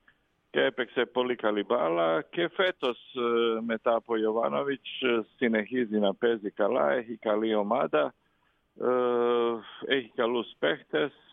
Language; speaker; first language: Greek; non-native, learner; Croatian